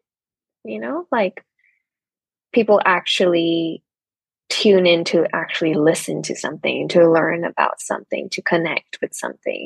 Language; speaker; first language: English; non-native, local second language; Cantonese